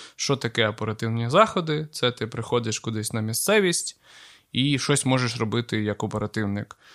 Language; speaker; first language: Ukrainian; non-native, local second language; Russian